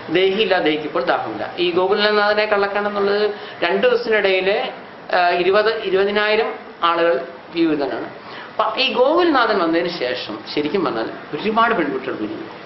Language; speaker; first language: Malayalam; non-native, local second language; Hindi